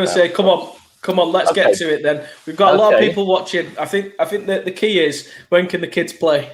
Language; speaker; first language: English; native; English